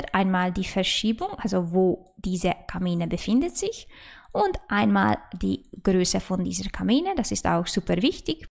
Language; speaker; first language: German; non-native, fluent; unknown